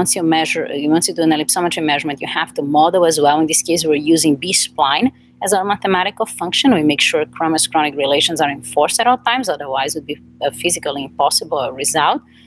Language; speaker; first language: English; non-native, fluent; Portuguese